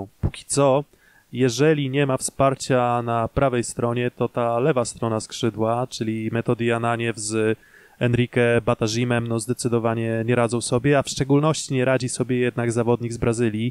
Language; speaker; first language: Polish; native; Polish